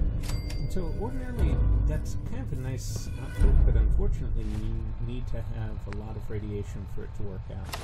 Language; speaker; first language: English; native; English